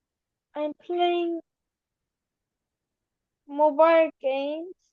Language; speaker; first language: English; non-native, learner; Korean